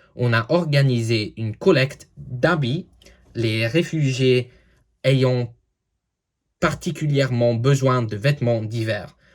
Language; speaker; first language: French; non-native, learner; English